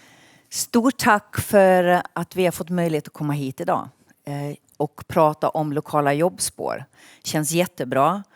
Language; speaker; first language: Swedish; native; Swedish